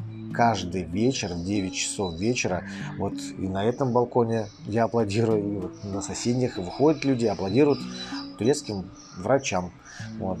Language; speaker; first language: Russian; native; Russian